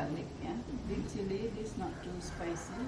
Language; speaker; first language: English; non-native, learner; Balinese